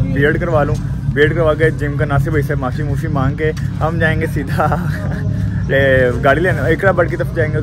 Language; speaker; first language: Urdu; non-native, local second language; Punjabi